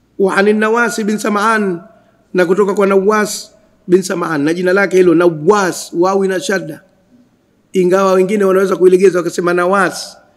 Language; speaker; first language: Swahili; native; Swahili